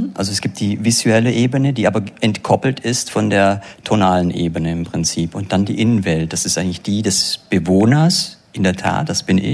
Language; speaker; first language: German; native; German